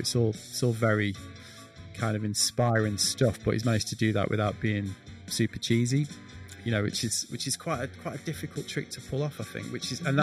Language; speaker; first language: English; native; English